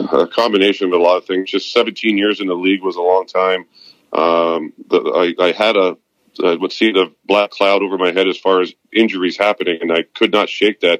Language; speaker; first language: English; native; English